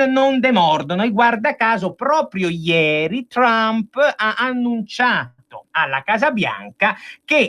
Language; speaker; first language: Italian; native; Italian